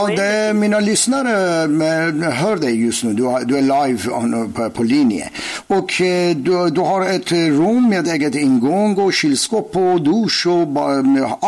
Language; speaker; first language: Swedish; non-native, fluent; Persian